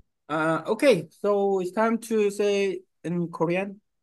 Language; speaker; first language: English; non-native, learner; Korean